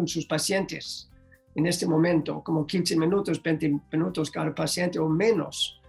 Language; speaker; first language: Spanish; non-native, learner; English